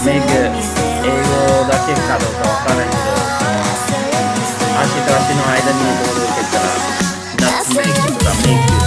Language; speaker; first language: Japanese; non-native, fluent; English